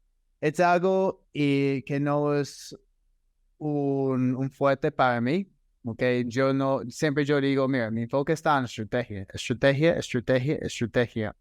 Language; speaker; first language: Spanish; non-native, fluent; English